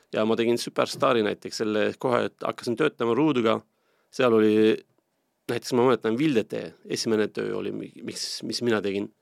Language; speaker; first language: Estonian; non-native, fluent; Turkish